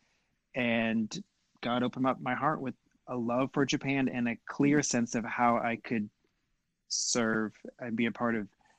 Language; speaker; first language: English; native; English